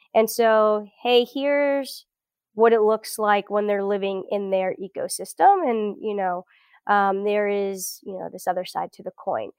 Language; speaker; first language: English; early bilingual, other home language; Portuguese